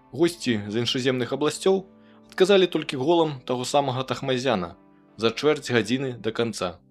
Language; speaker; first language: Belarusian; native; Belarusian